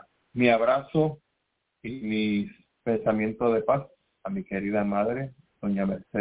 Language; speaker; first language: Spanish; native; Spanish